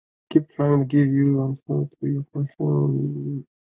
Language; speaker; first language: English; non-native, fluent; French